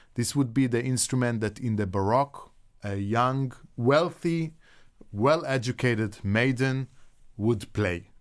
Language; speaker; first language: English; non-native, fluent; Hebrew